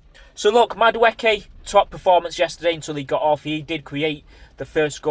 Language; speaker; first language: English; native; English